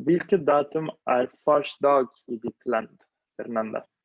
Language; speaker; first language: Swedish; non-native, fluent; Spanish